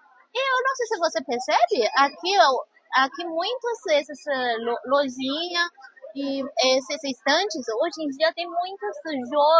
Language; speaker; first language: Portuguese; non-native, fluent; Chinese